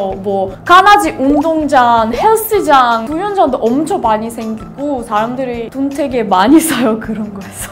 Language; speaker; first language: Korean; non-native, fluent; Russian